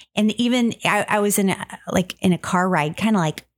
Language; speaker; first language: English; native; English